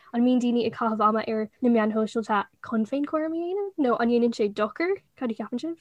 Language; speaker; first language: Irish; non-native, local second language; English